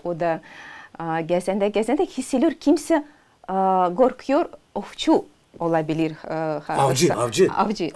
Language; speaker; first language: Turkish; non-native, learner; Azerbaijani